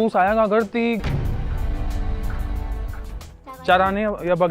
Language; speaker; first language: Indonesian; non-native, learner; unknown